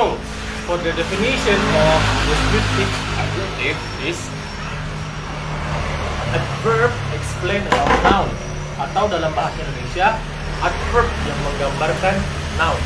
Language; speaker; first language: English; non-native, learner; Indonesian